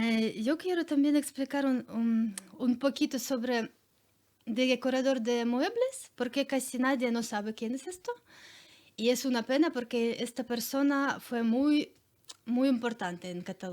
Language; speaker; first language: Spanish; non-native, learner; Ukrainian